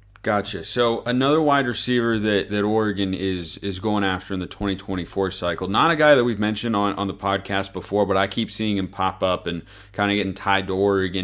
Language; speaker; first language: English; native; English